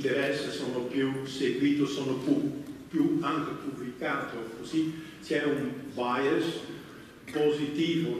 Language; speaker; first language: Italian; non-native, fluent; Dutch